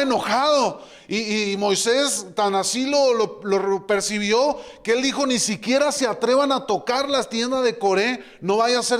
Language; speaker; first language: Spanish; native; Spanish